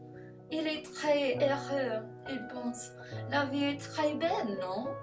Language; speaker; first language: French; non-native, learner; English